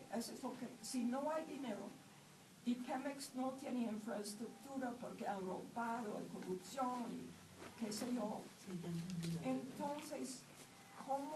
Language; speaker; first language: Spanish; non-native, fluent; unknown